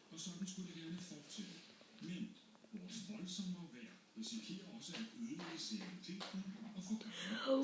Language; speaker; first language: Danish; native; Danish